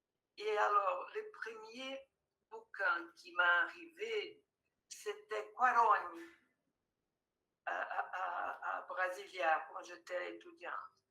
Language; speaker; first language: French; non-native, fluent; Portuguese